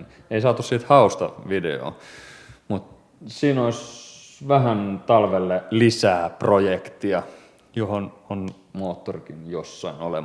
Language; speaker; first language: Finnish; native; Finnish